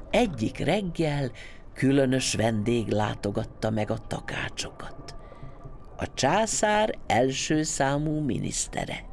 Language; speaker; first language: Hungarian; native; Hungarian